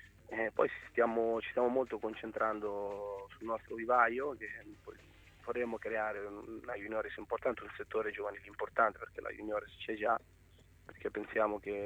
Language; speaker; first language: Italian; native; Italian